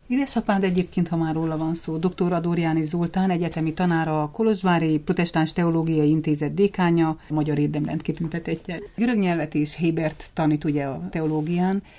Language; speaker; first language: Hungarian; native; Hungarian